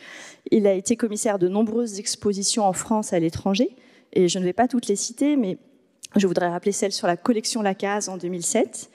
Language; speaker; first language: French; native; French